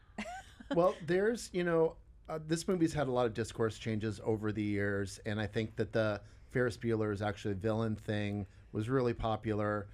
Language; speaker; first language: English; native; English